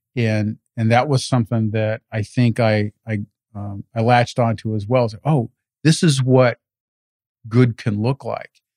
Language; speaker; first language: English; native; English